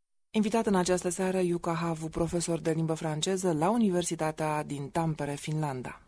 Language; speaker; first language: Romanian; native; Romanian